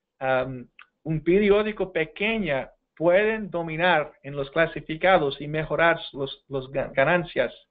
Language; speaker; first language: Spanish; non-native, fluent; English